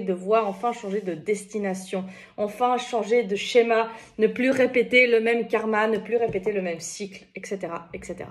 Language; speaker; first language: French; native; French